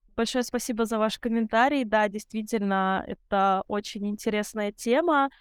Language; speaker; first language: Russian; early bilingual, other home language; Arabic